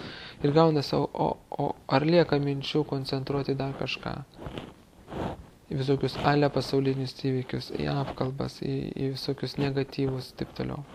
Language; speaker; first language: Lithuanian; native; Lithuanian